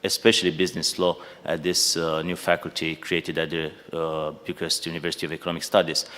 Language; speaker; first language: English; non-native, fluent; Romanian